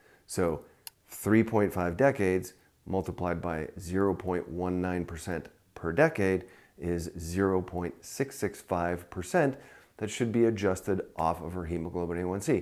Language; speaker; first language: English; native; English